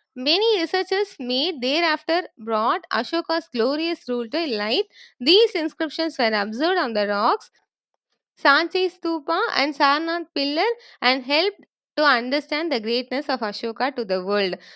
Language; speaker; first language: English; non-native, local second language; Tamil